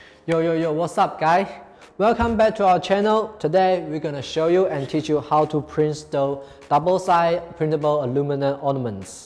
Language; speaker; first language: English; non-native, fluent; Chinese